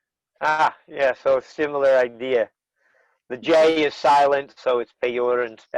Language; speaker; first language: English; native; English